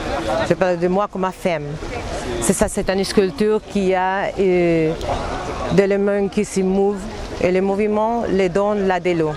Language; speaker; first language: French; non-native, learner; Spanish